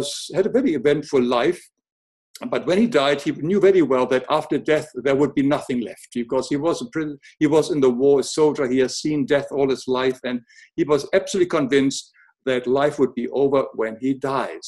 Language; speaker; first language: English; non-native, fluent; German